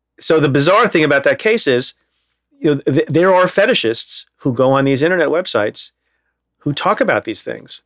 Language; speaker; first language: English; early bilingual, other home language; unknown